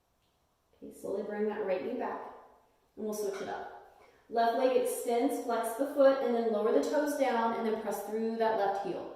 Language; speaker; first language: English; native; English